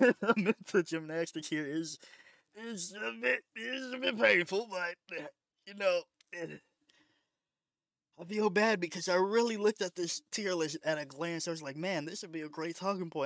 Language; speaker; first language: English; native; English